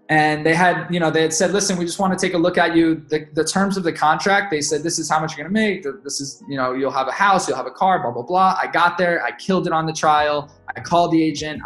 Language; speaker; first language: English; native; English